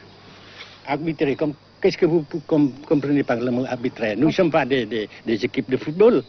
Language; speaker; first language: French; non-native, local second language; Vietnamese